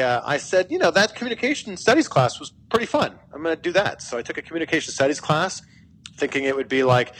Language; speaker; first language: English; native; English